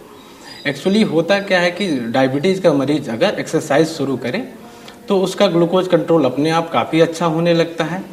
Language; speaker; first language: Hindi; native; Hindi